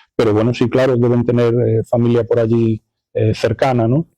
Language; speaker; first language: Spanish; non-native, local second language; Galician